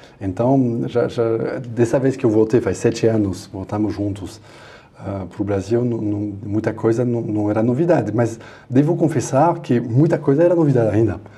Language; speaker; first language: Portuguese; non-native, fluent; French